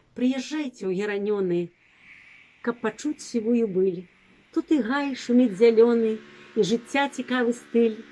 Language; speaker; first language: Belarusian; native; Belarusian